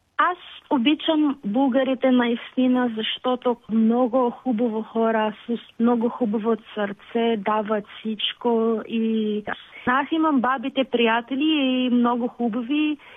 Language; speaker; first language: Bulgarian; non-native, learner; Filipino